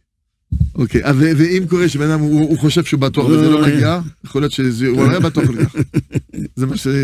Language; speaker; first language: Hebrew; non-native, fluent; French